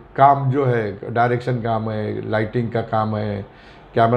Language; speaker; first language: Hindi; non-native, local second language; Marathi